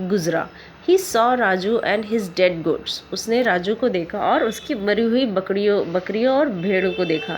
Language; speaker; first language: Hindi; native; Hindi